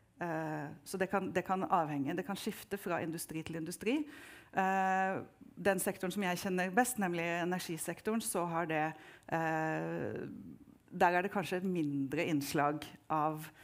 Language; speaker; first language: Norwegian; native; Norwegian